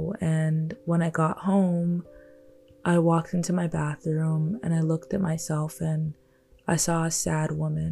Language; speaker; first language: English; non-native, local second language; Yoruba